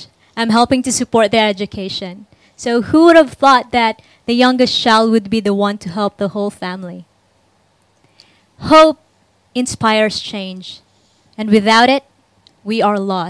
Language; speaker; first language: English; non-native, local second language; Hiligaynon